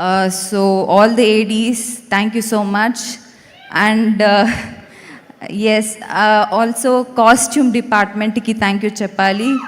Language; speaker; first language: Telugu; non-native, local second language; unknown